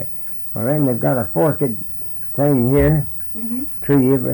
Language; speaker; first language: English; native; English